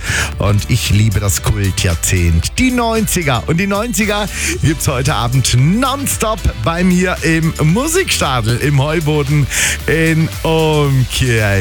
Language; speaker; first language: German; native; German